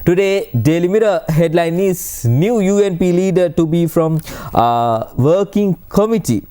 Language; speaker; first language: English; non-native, local second language; Sinhala